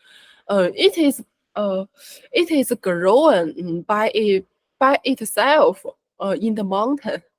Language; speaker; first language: English; non-native, learner; Chinese